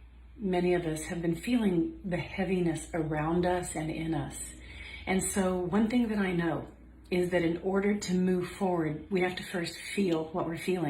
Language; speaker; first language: English; native; English